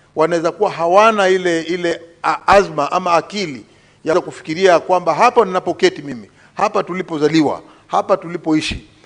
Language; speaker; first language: Swahili; native; Swahili